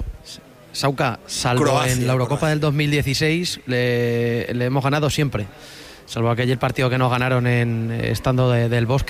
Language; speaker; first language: Spanish; native; Spanish